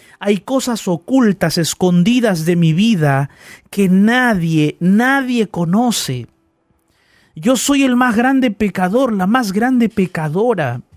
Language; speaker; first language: Spanish; native; Spanish